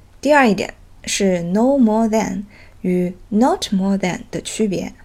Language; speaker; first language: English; non-native, fluent; Chinese